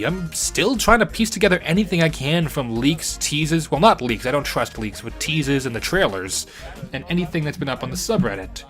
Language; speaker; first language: English; native; English